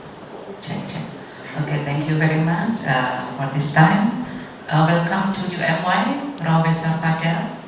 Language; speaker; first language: English; non-native, learner; Indonesian